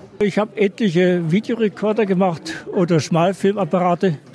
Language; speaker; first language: German; native; German